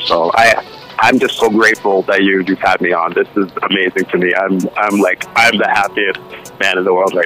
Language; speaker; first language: English; native; English